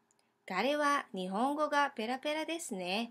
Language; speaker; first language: Japanese; non-native, fluent; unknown